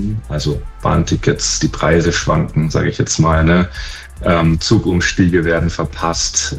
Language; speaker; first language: German; native; German